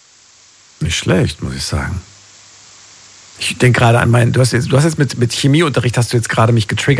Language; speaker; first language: German; native; German